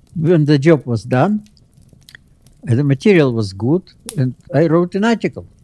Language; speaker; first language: English; non-native, fluent; Russian